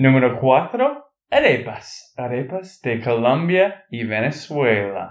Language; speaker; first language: Spanish; non-native, learner; English